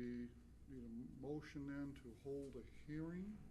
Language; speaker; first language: English; native; English